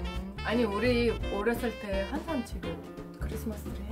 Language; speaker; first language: Korean; non-native, fluent; Russian